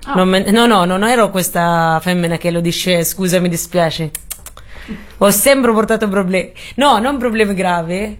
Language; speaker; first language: Italian; non-native, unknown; Arabic